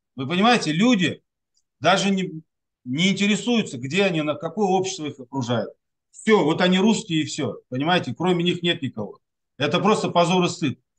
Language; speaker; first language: Russian; non-native, local second language; Tatar